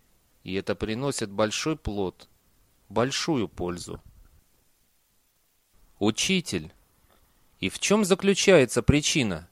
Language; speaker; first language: Russian; native; Russian